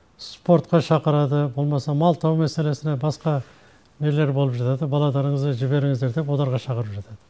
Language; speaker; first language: Kazakh; early bilingual, heritage; Kazakh